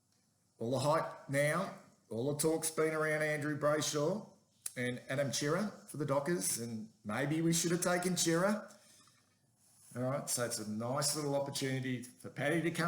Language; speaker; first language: English; native; English